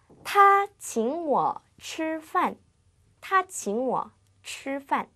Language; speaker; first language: Chinese; non-native, fluent; Korean